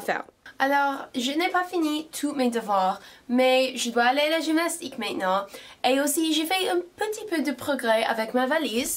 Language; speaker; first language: French; non-native, fluent; English